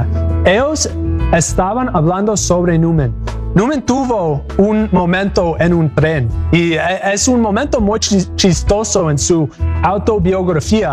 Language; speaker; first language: Spanish; non-native, learner; English